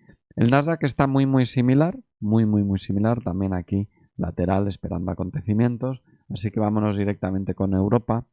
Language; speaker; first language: Spanish; native; Spanish